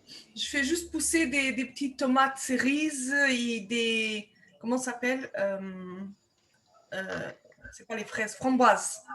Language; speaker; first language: French; non-native, fluent; Portuguese